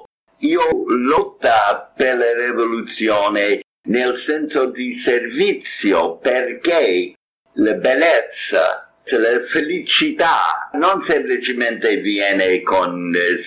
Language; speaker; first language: Italian; non-native, fluent; English